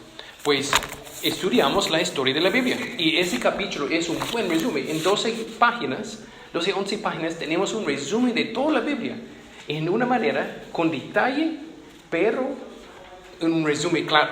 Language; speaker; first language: Spanish; non-native, fluent; English